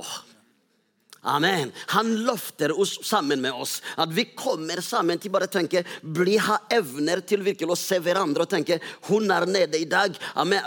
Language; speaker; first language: Norwegian; non-native, fluent; Rundi